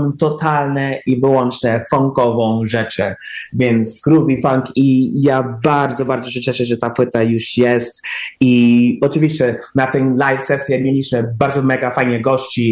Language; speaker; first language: Polish; early bilingual, heritage; English